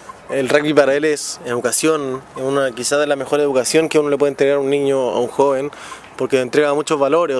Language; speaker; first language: Spanish; native; Spanish